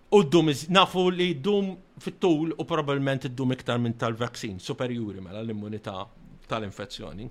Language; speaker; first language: Maltese; native; Maltese